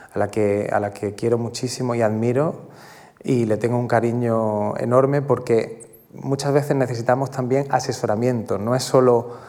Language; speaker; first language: Spanish; native; Spanish